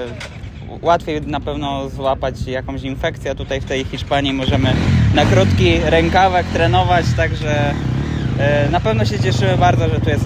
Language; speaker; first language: Polish; native; Polish